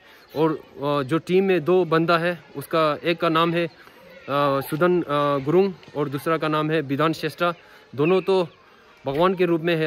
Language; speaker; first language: Hindi; non-native, fluent; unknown